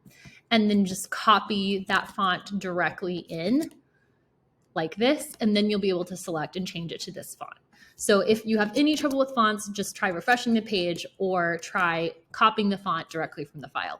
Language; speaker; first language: English; native; English